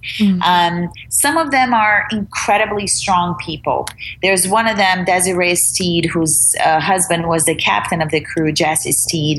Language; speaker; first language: English; non-native, fluent; Portuguese